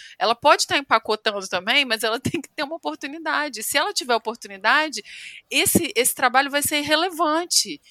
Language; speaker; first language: Portuguese; native; Portuguese